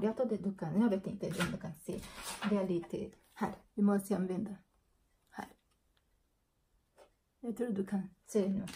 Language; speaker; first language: Swedish; non-native, learner; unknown